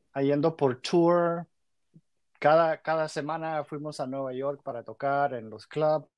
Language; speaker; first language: Spanish; early bilingual, other home language; English